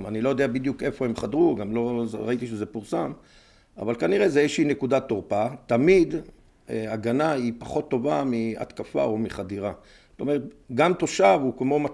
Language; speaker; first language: Hebrew; native; Hebrew